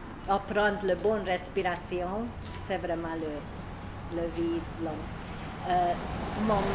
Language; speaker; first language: French; non-native, learner; Hungarian